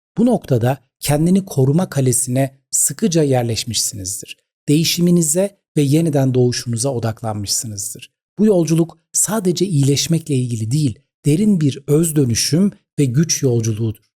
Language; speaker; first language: Turkish; native; Turkish